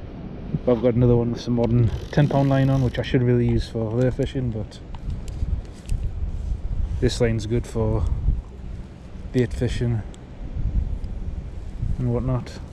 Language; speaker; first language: English; native; English